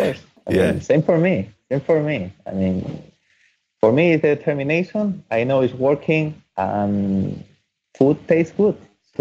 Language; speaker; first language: English; non-native, fluent; Spanish